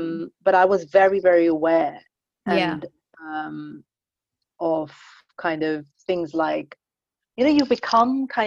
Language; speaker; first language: English; non-native, local second language; Hindi